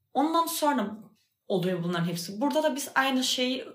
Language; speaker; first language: Turkish; early bilingual, heritage; Turkish